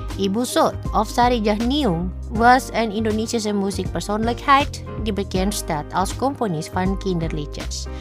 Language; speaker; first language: Dutch; non-native, fluent; Indonesian